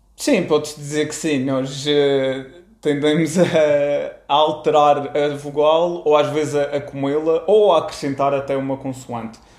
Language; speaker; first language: Portuguese; native; Portuguese